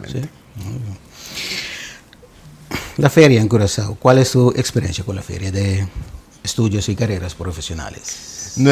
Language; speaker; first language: Spanish; non-native, learner; Papiamento